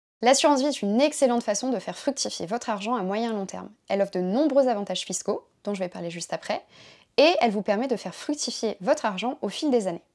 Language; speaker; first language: French; native; French